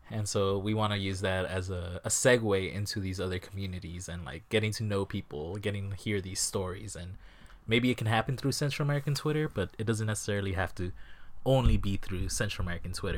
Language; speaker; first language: English; native; English